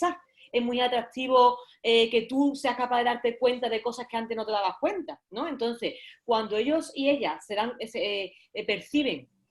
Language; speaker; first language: Spanish; native; Spanish